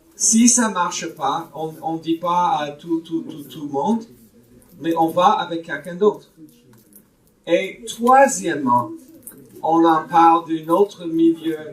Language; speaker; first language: French; non-native, fluent; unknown